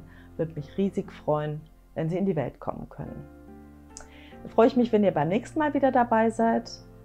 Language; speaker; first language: German; native; German